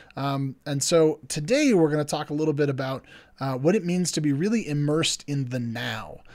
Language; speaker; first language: English; native; English